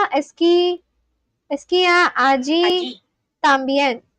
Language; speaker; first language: Spanish; non-native, learner; Bangla